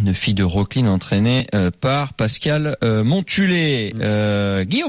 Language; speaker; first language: French; native; French